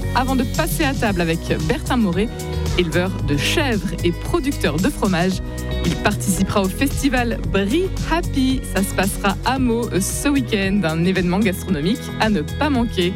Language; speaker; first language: French; native; French